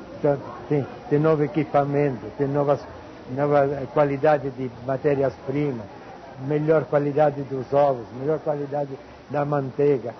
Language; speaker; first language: Portuguese; non-native, fluent; Italian